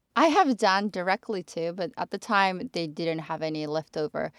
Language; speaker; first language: English; non-native, fluent; Japanese